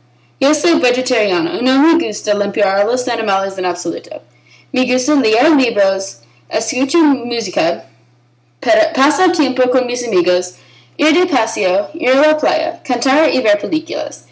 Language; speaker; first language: Spanish; non-native, learner; English